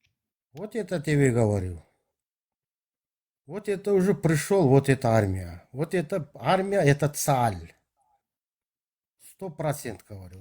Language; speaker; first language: Russian; non-native, local second language; Kazakh